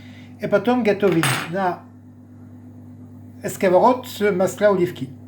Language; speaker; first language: Russian; non-native, learner; French